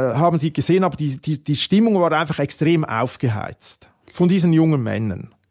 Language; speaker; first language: German; native; German